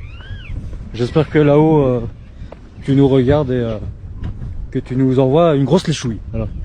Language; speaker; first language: French; native; French